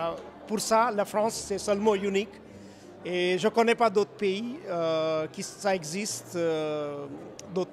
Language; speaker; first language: French; non-native, fluent; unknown